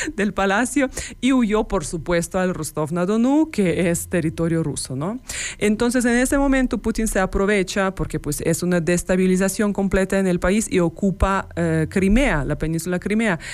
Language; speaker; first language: Spanish; non-native, fluent; Ukrainian